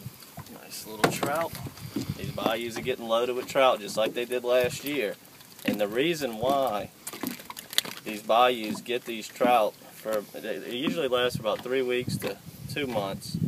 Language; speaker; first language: English; native; English